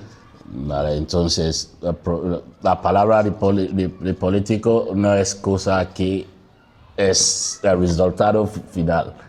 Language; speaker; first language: Spanish; non-native, learner; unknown